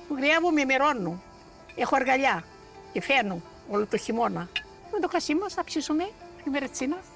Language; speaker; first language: Greek; native; Greek